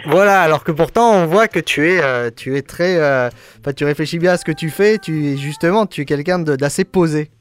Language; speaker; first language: French; native; French